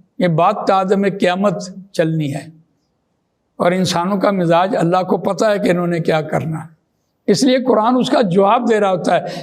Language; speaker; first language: Urdu; non-native, local second language; Punjabi